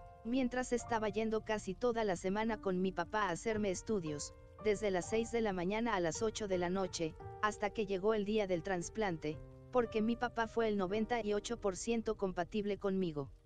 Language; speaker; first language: Spanish; native; Spanish